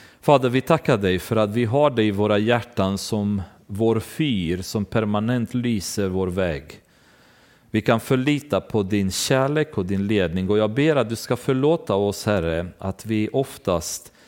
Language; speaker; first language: Swedish; non-native, fluent; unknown